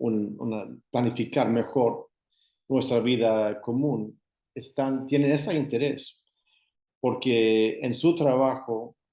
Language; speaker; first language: Spanish; non-native, fluent; Swedish